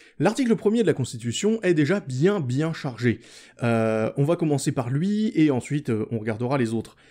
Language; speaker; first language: French; native; French